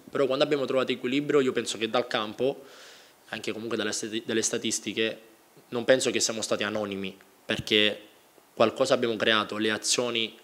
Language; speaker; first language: Italian; native; Italian